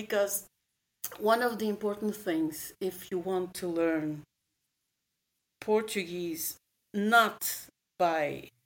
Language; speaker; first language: English; non-native, fluent; Portuguese